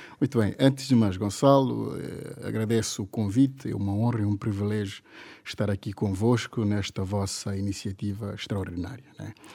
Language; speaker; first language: Portuguese; non-native, local second language; Upper Guinea Crioulo